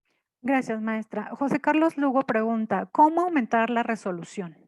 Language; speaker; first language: Spanish; native; Spanish